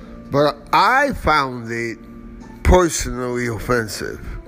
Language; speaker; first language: English; early bilingual, other home language; Spanish